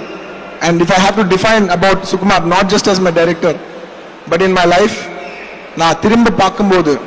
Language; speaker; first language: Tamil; non-native, local second language; Telugu